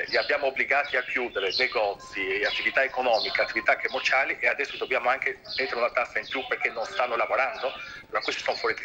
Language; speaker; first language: Italian; native; Italian